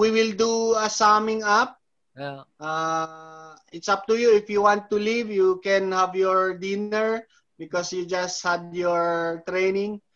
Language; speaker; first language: English; non-native, local second language; Filipino